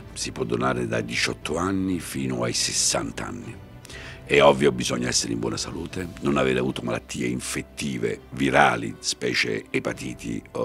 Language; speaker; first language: Italian; native; Italian